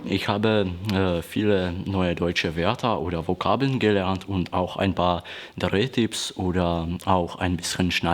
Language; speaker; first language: German; non-native, learner; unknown